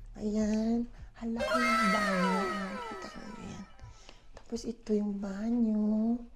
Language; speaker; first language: Filipino; native; Filipino